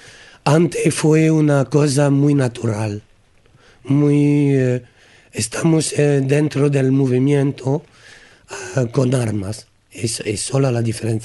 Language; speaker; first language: Spanish; non-native, learner; French